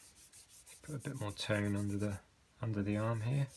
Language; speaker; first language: English; native; English